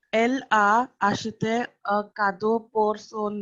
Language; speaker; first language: French; non-native, learner; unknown